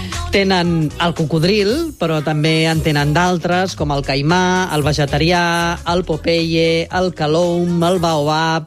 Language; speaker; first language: Catalan; native; Catalan